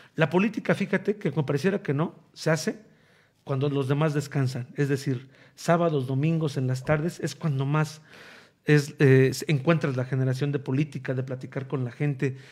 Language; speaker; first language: Spanish; native; Spanish